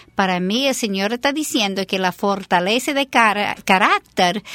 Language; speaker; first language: Spanish; non-native, fluent; English